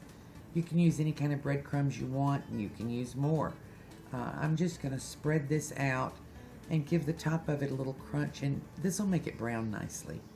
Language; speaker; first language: English; native; English